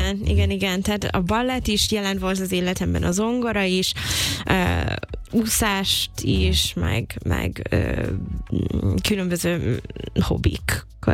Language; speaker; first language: Hungarian; non-native, fluent; English